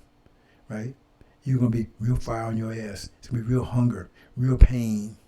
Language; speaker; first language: English; native; English